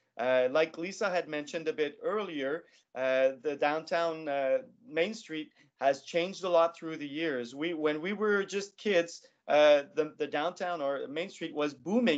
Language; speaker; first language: English; non-native, local second language; French